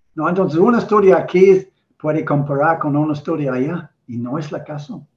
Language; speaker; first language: Spanish; non-native, learner; English